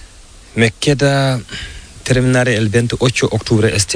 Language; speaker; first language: Spanish; non-native, learner; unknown